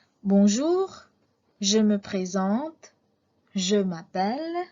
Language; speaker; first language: French; non-native, fluent; Indonesian